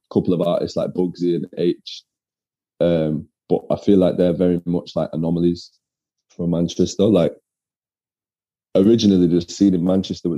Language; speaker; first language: English; native; English